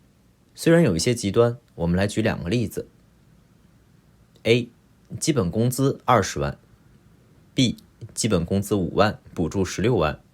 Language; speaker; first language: Chinese; native; Chinese